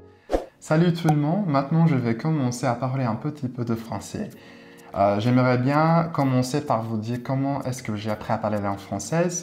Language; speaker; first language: French; non-native, fluent; English